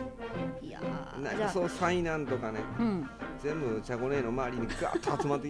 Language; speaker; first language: Japanese; native; Japanese